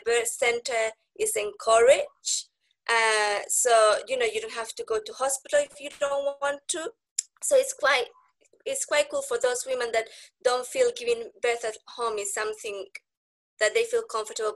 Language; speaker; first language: English; non-native, fluent; Spanish